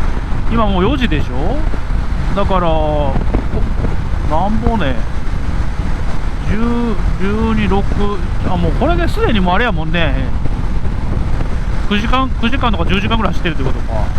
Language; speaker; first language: Japanese; native; Japanese